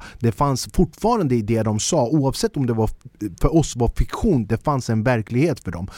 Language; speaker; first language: Swedish; early bilingual, other home language; Kurdish